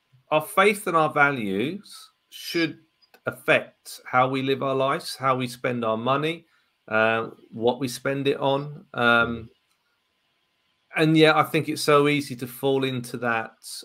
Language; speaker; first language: English; native; English